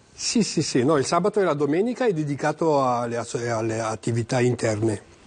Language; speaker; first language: Italian; non-native, fluent; Arabic